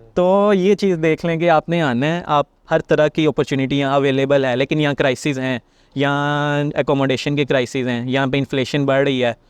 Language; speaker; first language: Urdu; non-native, local second language; Punjabi